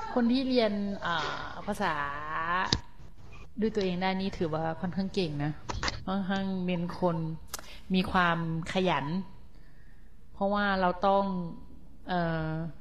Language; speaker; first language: Thai; native; Thai